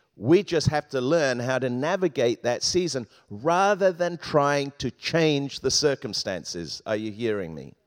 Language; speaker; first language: English; native; English